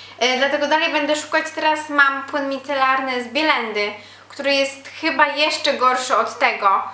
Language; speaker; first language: Polish; native; Polish